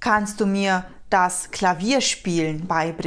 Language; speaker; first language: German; non-native, fluent; Romanian